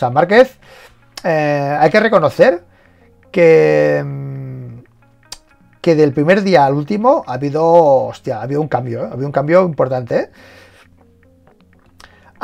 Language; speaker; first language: Spanish; native; Spanish